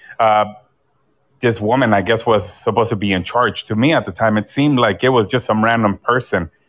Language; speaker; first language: English; early bilingual, other home language; Spanish